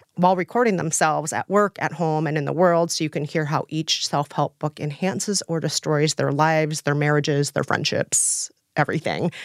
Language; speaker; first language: English; native; English